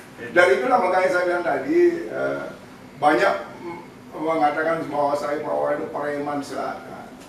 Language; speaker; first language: Indonesian; non-native, local second language; Balinese